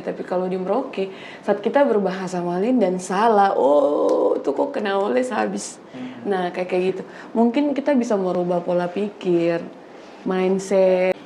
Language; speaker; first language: Indonesian; native; Indonesian